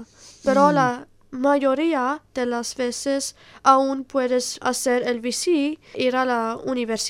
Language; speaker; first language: Spanish; non-native, learner; Italian